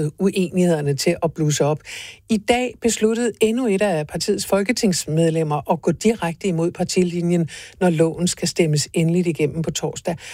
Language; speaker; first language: Danish; native; Danish